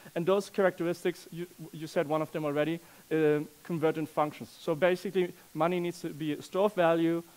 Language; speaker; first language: English; non-native, fluent; German